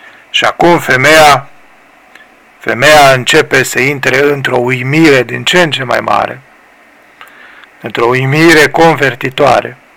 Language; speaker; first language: Romanian; native; Romanian